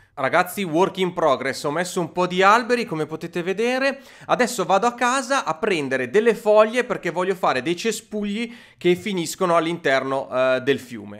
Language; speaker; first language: Italian; native; Italian